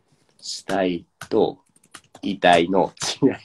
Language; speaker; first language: Japanese; native; Japanese